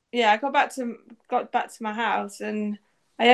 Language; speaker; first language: English; native; English